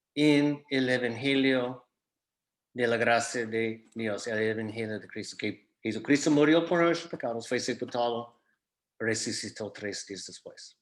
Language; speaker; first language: Spanish; non-native, fluent; English